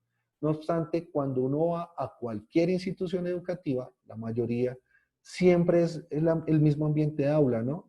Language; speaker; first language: Spanish; native; Spanish